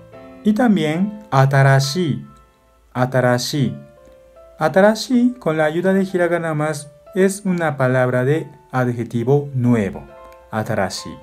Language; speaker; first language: Spanish; non-native, fluent; Japanese